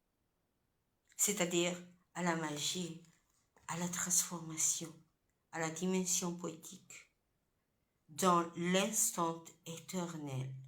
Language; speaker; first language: French; non-native, fluent; Italian